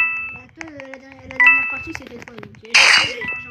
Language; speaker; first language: French; native; French